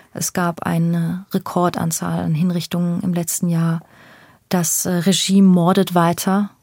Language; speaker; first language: German; early bilingual, other home language; Persian